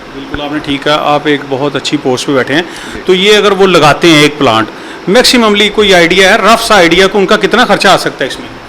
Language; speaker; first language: Urdu; non-native, local second language; Punjabi